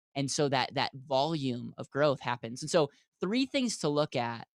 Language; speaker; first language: English; native; English